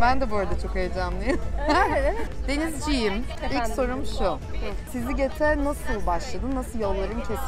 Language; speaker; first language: Turkish; native; Turkish